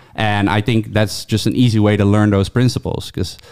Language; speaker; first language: English; non-native, fluent; Dutch